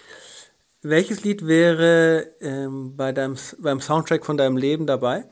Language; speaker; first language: German; native; German